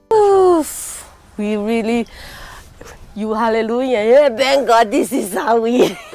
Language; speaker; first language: English; non-native, fluent; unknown